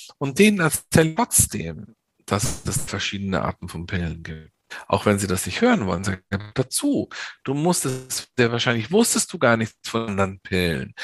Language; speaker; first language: German; early bilingual, other home language; Italian